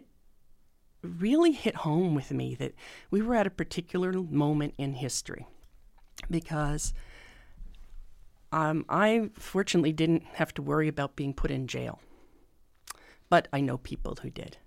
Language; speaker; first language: English; native; English